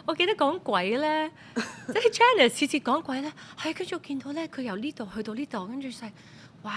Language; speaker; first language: Cantonese; native; Cantonese